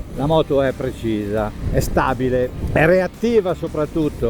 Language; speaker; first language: Italian; native; Italian